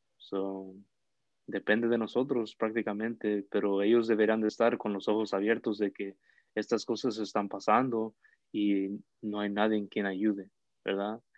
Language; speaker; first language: Spanish; early bilingual, heritage; Spanish